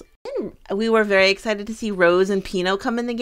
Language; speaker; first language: English; native; English